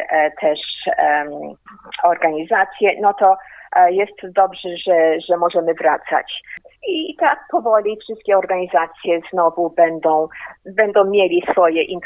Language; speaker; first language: Polish; early bilingual, heritage; Polish